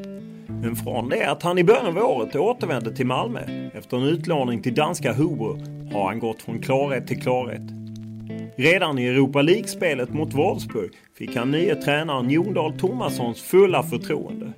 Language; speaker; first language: Swedish; native; Swedish